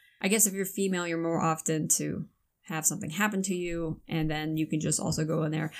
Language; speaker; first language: English; native; English